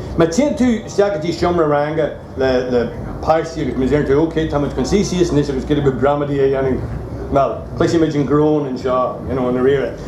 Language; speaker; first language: Irish; non-native, local second language; English